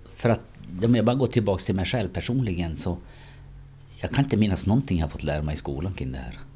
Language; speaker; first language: Swedish; native; Swedish